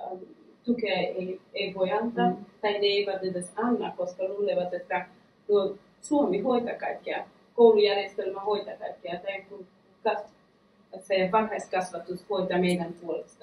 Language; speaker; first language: Finnish; non-native, fluent; Persian